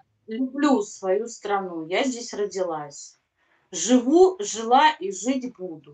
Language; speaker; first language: Russian; native; Russian